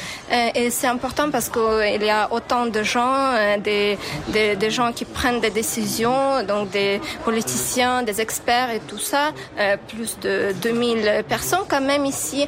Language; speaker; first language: French; non-native, fluent; Ukrainian